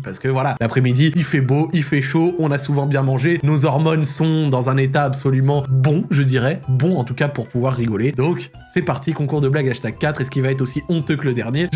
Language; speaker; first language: French; native; French